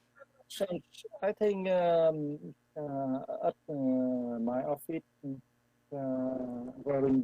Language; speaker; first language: English; non-native, learner; Vietnamese